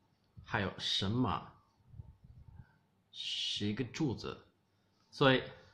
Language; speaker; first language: Chinese; non-native, learner; English